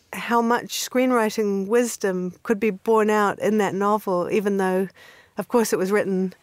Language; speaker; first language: English; native; English